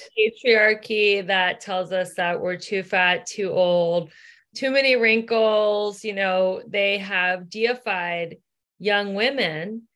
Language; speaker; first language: English; native; English